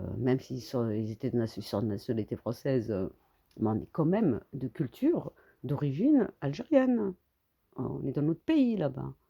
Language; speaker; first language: French; early bilingual, other home language; Kabyle